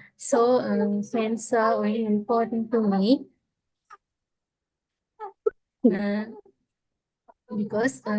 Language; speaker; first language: English; non-native, learner; Sinhala